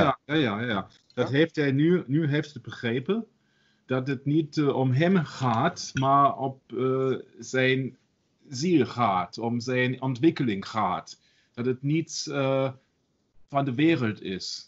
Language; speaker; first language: Dutch; non-native, learner; German